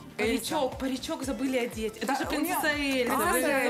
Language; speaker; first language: Russian; native; Russian